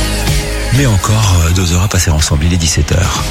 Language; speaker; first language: French; native; French